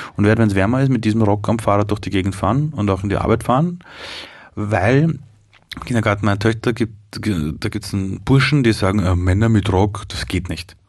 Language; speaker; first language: German; early bilingual, other home language; Persian